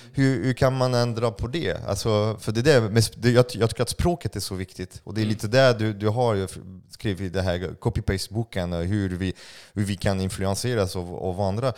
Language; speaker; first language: Swedish; non-native, fluent; French